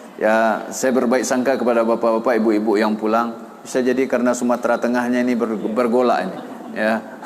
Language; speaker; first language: Malay; non-native, local second language; Minangkabau